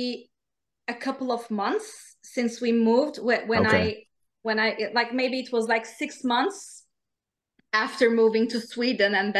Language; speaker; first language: English; non-native, fluent; Turkish